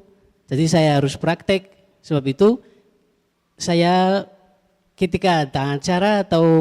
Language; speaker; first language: Indonesian; non-native, learner; Malagasy